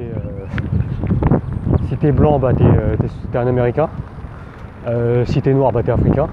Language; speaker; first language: French; native; French